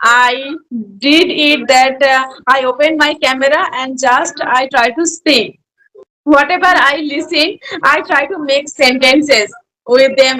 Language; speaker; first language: English; non-native, learner; Bangla